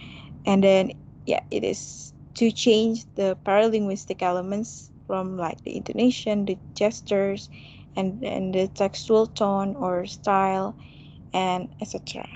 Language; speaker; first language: English; non-native, fluent; Indonesian